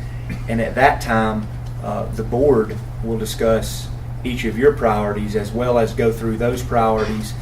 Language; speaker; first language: English; native; English